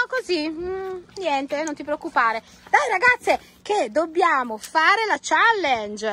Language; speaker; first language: Italian; native; Italian